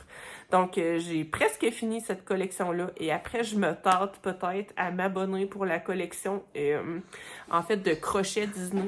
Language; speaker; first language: French; native; French